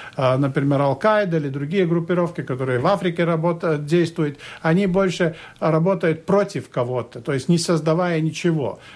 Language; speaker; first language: Russian; non-native, local second language; Latvian